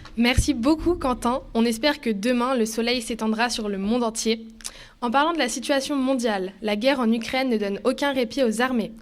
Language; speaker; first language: French; native; French